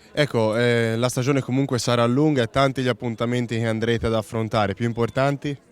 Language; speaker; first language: Italian; native; Italian